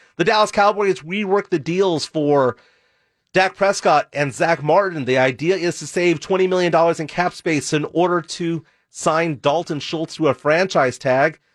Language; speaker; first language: English; native; English